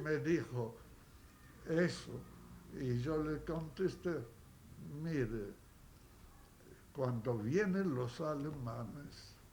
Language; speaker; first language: Spanish; non-native, fluent; Yiddish